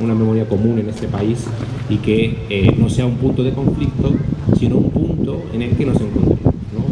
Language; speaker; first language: Spanish; native; Spanish